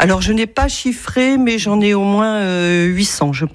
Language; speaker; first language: French; native; French